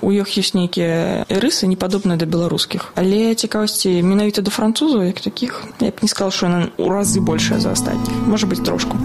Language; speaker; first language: Belarusian; native; Belarusian